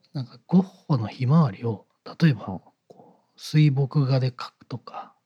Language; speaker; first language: Japanese; native; Japanese